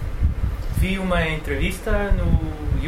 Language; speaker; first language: Portuguese; non-native, learner; Spanish